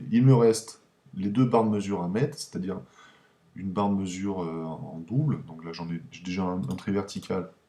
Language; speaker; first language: French; native; French